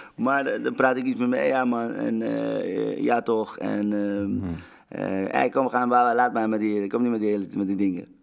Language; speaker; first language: Dutch; early bilingual, other home language; Persian